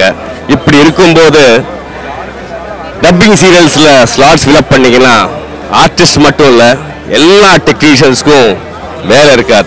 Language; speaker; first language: Tamil; non-native, local second language; Telugu